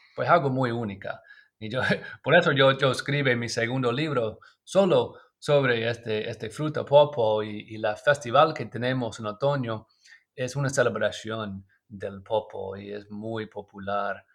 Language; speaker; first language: Spanish; non-native, learner; English